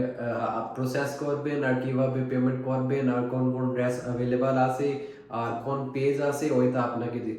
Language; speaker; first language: Bangla; non-native, fluent; Urdu